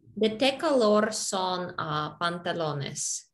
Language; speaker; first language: Spanish; non-native, learner; Russian